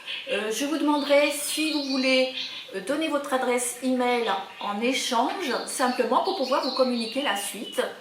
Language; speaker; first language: French; native; French